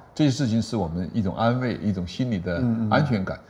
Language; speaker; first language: Chinese; native; Chinese